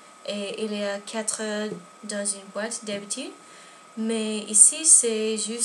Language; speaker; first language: French; non-native, learner; English